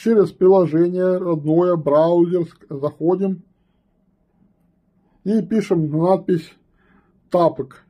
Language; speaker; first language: Russian; native; Russian